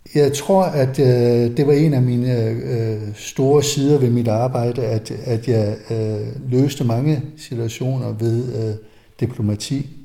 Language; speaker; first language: Danish; native; Danish